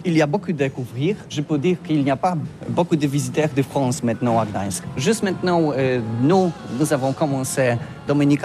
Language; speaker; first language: French; non-native, learner; Polish